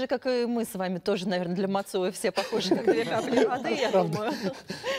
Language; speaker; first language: Russian; native; Russian